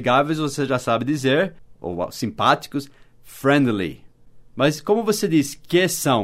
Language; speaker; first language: Portuguese; non-native, fluent; English